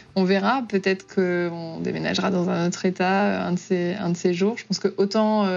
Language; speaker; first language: French; native; French